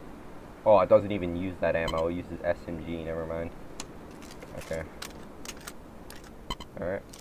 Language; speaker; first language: English; native; English